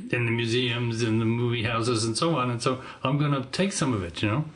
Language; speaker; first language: English; native; English